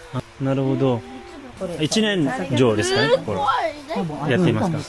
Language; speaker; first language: Japanese; non-native, learner; Filipino